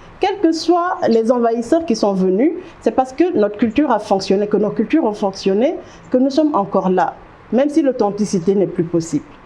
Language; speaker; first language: French; non-native, local second language; Wolof